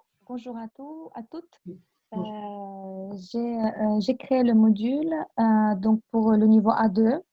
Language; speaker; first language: French; non-native, fluent; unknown